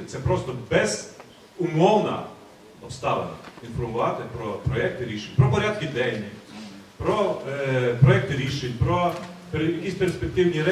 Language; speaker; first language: Ukrainian; native; Ukrainian